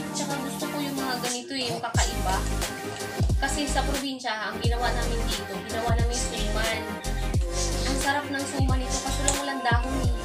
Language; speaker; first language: Filipino; non-native, local second language; Cebuano